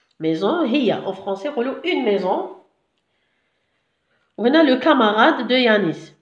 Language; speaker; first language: French; non-native, local second language; Arabic